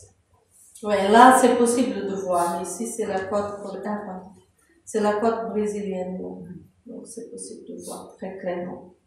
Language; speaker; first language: French; non-native, fluent; Portuguese